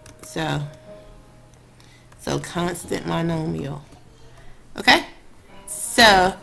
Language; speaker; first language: English; native; English